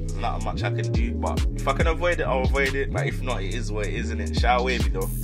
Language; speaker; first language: English; native; English